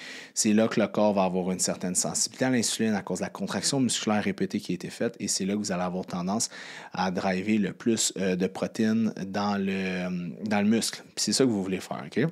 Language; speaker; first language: French; native; French